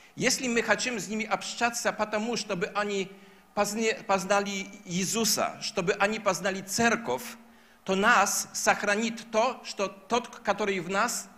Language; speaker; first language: Russian; non-native, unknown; Polish